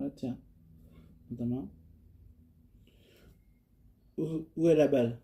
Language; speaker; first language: French; native; French